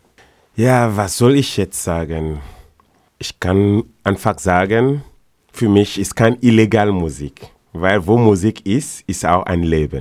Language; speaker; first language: German; non-native, learner; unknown